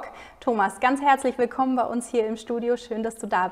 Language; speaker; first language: German; native; German